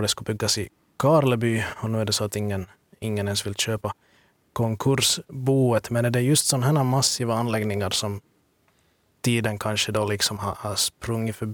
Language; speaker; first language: Swedish; native; Swedish